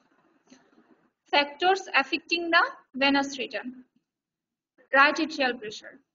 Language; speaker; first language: English; non-native, local second language; Bangla